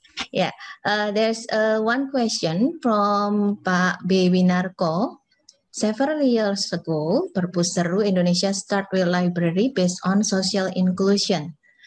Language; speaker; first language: English; non-native, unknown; Indonesian